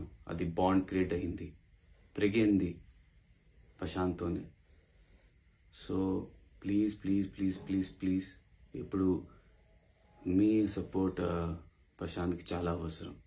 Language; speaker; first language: Telugu; non-native, local second language; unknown